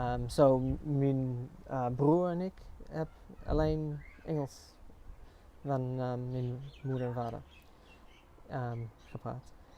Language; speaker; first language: Dutch; early bilingual, heritage; English